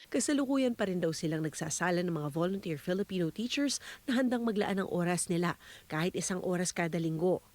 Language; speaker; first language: Filipino; native; Filipino